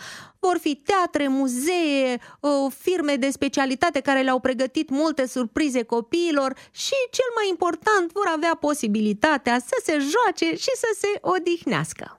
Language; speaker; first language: Romanian; native; Romanian